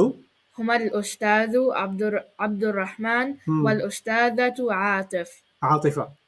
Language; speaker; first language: Arabic; non-native, learner; English